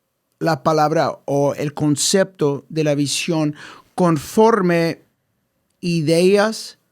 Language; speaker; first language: Spanish; early bilingual, heritage; English